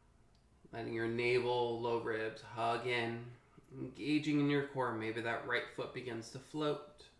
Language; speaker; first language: English; native; English